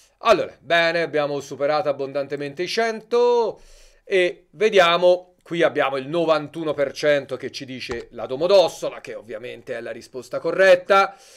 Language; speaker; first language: Italian; native; Italian